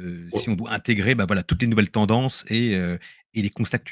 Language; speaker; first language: French; native; French